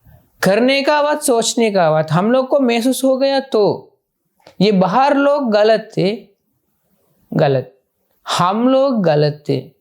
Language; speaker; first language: Hindi; non-native, fluent; Sinhala